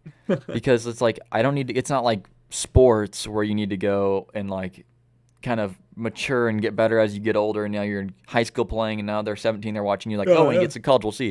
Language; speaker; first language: English; native; English